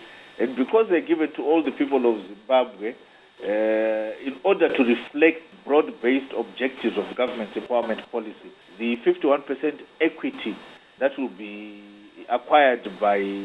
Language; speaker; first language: English; non-native, local second language; Shona